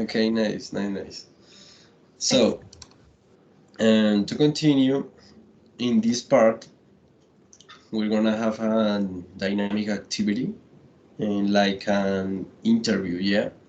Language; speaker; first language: English; non-native, learner; Spanish